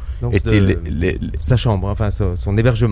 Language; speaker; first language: French; native; French